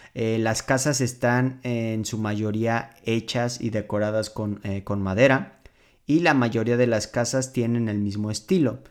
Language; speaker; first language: Spanish; native; Spanish